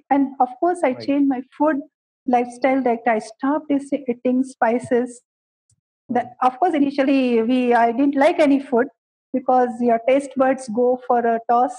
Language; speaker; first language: English; non-native, local second language; Kannada